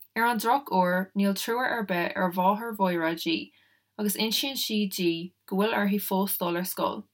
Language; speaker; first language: Irish; non-native, local second language; English